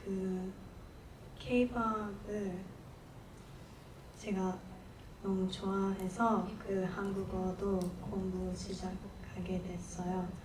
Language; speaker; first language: Korean; non-native, learner; Japanese